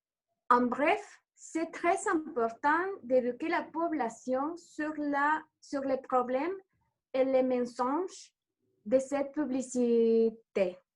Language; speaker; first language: French; non-native, learner; Spanish